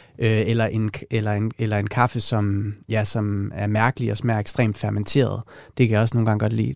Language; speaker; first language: Danish; native; Danish